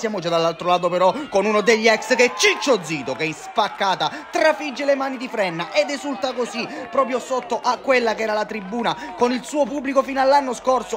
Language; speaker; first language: Italian; native; Italian